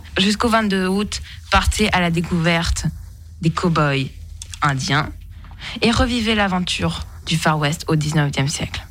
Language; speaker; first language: French; native; French